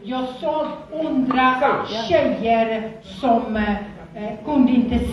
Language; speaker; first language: Swedish; non-native, learner; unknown